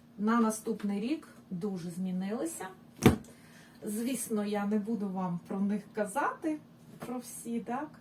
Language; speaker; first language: Ukrainian; non-native, local second language; Russian